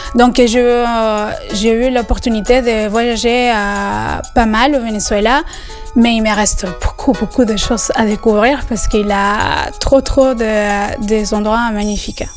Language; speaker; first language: French; non-native, fluent; Spanish